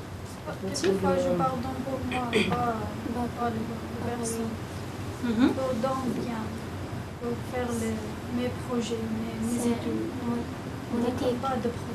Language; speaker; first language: French; non-native, learner; Arabic